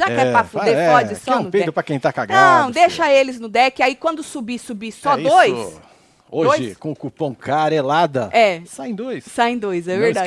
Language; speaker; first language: Portuguese; native; Portuguese